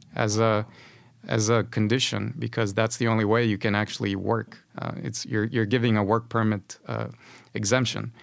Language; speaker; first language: English; non-native, fluent; Spanish